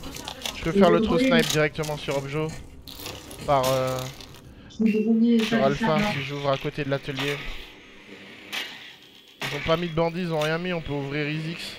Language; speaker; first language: French; native; French